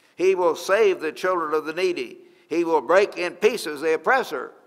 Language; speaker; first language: English; native; English